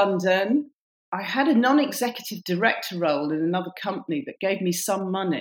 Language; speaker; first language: English; native; English